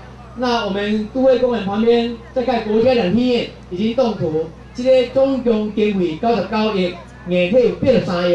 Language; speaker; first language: Chinese; non-native, local second language; Min Nan Chinese